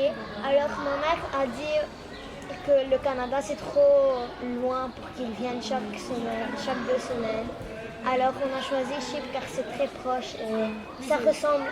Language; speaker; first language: French; non-native, local second language; Arabic